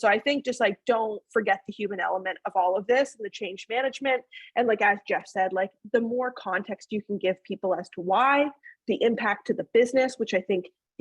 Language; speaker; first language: English; native; English